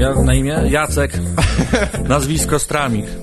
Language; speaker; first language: Polish; native; Polish